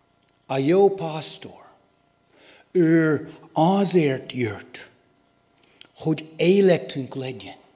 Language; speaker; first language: Hungarian; non-native, learner; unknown